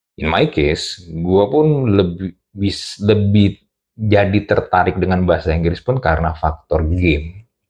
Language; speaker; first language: Indonesian; native; Indonesian